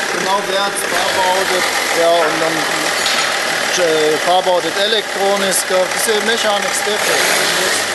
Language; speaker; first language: Latvian; non-native, learner; German